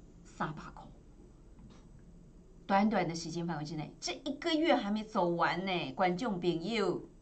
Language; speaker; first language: Chinese; native; Chinese